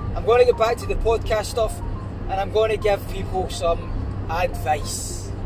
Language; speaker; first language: English; native; English